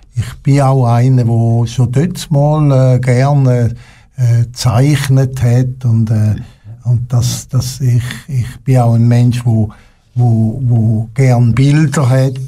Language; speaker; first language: German; non-native, local second language; French